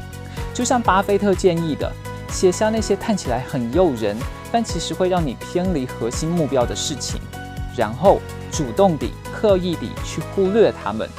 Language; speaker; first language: Chinese; native; Chinese